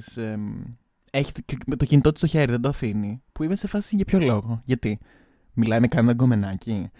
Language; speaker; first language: Greek; native; Greek